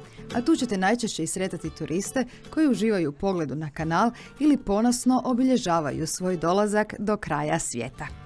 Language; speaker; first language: Croatian; native; Croatian